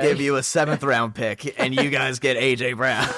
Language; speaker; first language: English; native; English